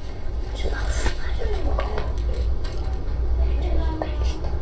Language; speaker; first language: Chinese; native; Chinese